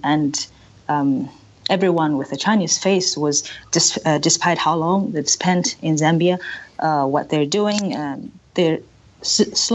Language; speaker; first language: English; non-native, local second language; Chinese